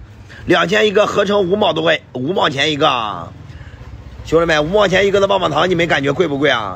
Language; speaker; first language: Chinese; native; Chinese